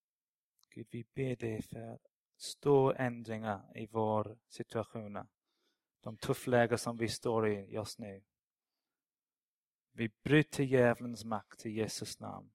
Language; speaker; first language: Swedish; non-native, fluent; English